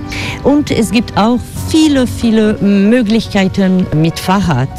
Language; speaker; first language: German; non-native, fluent; French